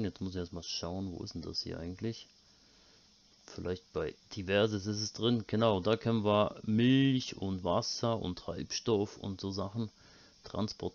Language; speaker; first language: German; native; German